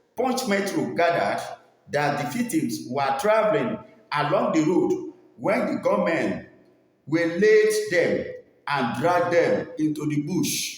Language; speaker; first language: English; non-native, local second language; Yoruba